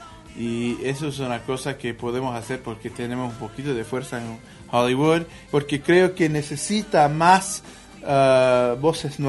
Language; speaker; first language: Spanish; non-native, learner; English